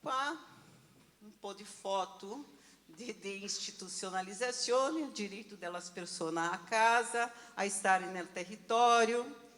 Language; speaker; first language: Italian; non-native, learner; Portuguese